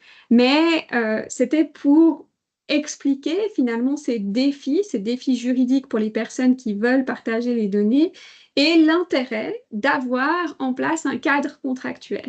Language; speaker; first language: French; native; French